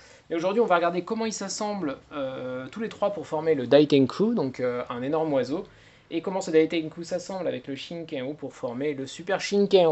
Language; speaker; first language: French; native; French